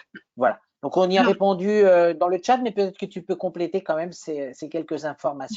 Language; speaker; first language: French; native; French